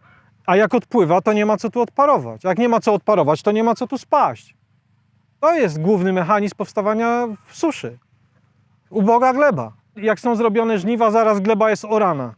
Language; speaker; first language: Polish; native; Polish